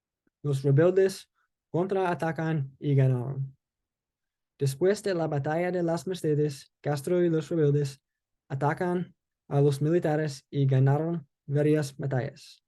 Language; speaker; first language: Spanish; non-native, learner; English